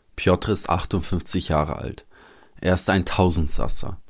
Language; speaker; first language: German; native; German